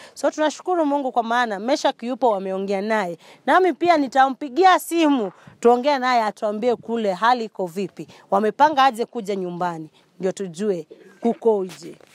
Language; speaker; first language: Swahili; non-native, local second language; Gusii